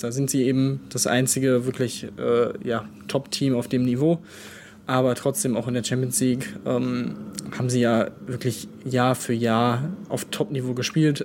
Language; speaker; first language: German; native; German